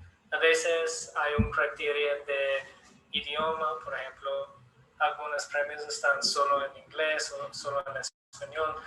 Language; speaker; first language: Spanish; non-native, learner; English